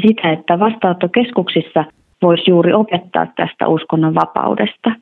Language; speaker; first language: Finnish; native; Finnish